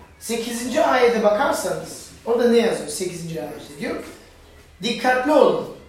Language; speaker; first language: Turkish; non-native, fluent; German